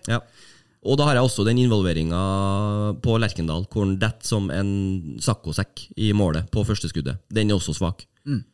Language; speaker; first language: Norwegian; native; Norwegian